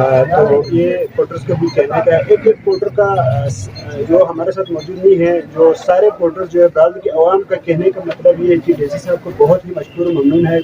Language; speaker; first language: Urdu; non-native, local second language; Balti